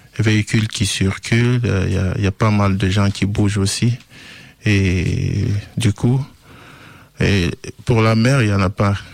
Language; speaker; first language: French; non-native, local second language; Susu